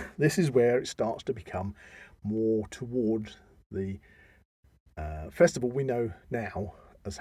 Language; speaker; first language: English; native; English